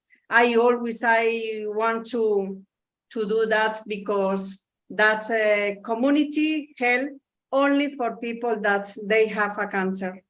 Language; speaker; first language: English; non-native, learner; Spanish